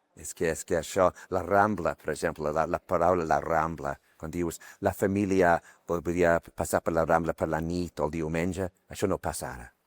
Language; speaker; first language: Catalan; non-native, fluent; English